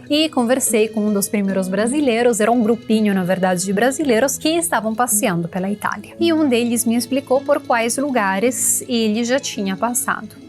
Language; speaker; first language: Portuguese; non-native, fluent; Italian